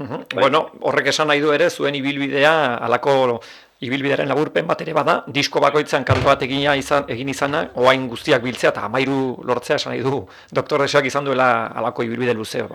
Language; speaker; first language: Basque; native; Basque